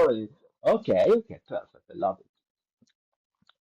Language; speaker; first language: English; non-native, learner; Italian